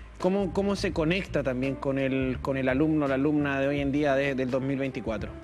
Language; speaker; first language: Spanish; native; Spanish